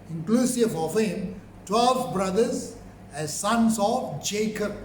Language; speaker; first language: English; non-native, local second language; Tamil